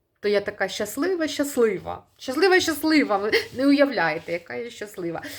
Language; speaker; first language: Ukrainian; non-native, local second language; Russian